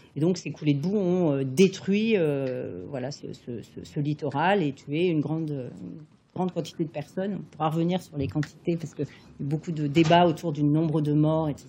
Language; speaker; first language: French; native; French